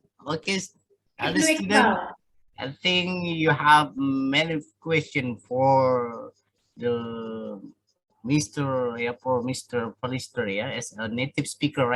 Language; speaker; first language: English; non-native, fluent; Indonesian